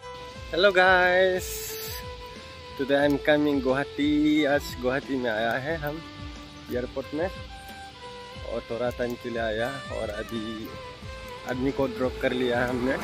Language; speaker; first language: Hindi; non-native, local second language; Bodo